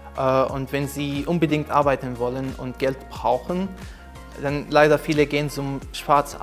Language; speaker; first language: German; non-native, fluent; Arabic